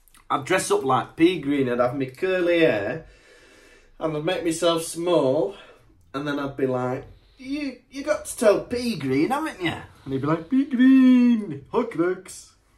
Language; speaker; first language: English; native; English